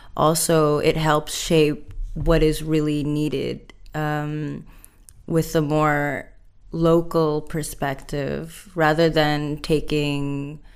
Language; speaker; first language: English; non-native, fluent; Indonesian